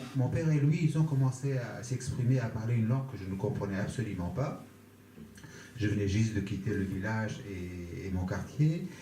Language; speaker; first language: French; non-native, fluent; Kurdish